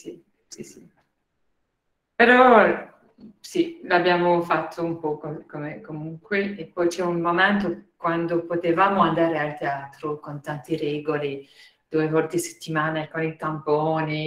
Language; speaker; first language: Italian; non-native, fluent; French